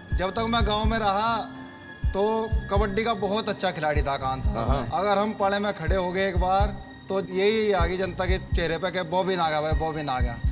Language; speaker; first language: Hindi; native; Hindi